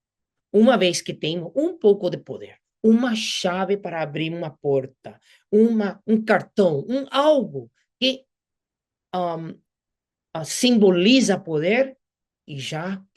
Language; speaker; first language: Portuguese; non-native, fluent; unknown